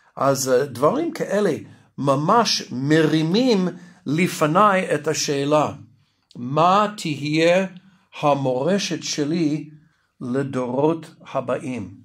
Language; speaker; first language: Hebrew; non-native, fluent; English